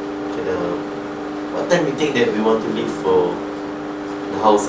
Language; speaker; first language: English; non-native, local second language; Malay